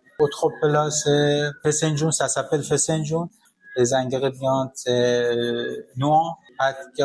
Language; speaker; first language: French; non-native, learner; Persian